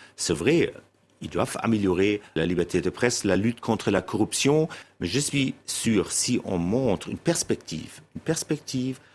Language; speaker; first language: French; non-native, fluent; German